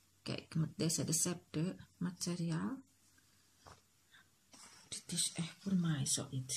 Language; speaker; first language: Dutch; non-native, learner; Indonesian